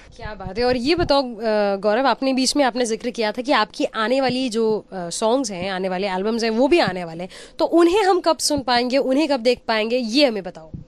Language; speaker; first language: Hindi; native; Hindi